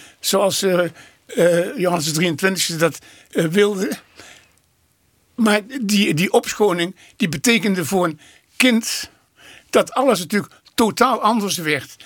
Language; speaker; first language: Dutch; native; Dutch